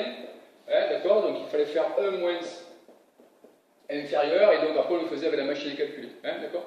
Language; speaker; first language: French; native; French